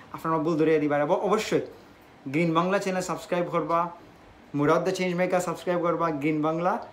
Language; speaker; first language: Bangla; non-native, local second language; Sylheti